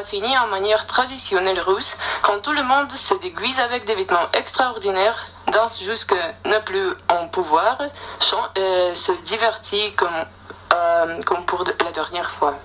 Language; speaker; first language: French; non-native, fluent; Russian